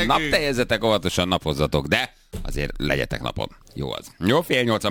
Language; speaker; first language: Hungarian; native; Hungarian